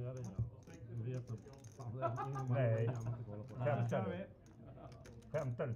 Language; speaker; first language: Swedish; native; Swedish